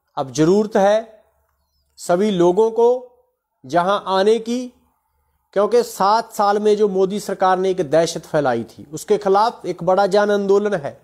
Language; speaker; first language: Hindi; non-native, local second language; Punjabi